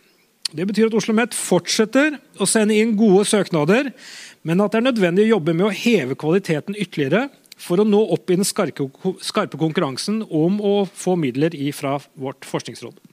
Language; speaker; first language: Norwegian; native; Norwegian